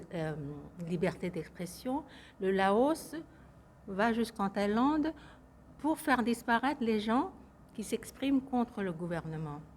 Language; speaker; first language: French; non-native, fluent; Lao